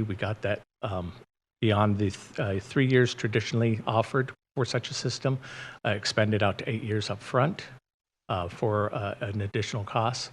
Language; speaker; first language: English; native; English